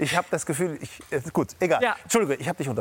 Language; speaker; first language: German; native; German